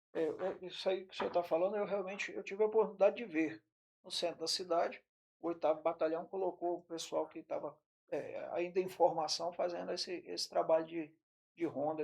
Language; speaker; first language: Portuguese; native; Portuguese